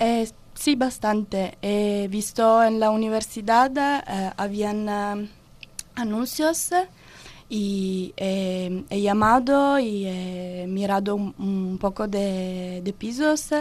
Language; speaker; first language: Spanish; non-native, learner; Italian